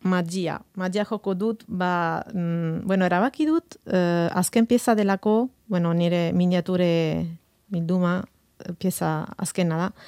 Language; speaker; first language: Basque; non-native, fluent; Italian